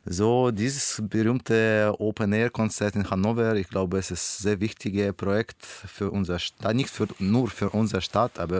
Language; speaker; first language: German; non-native, learner; Russian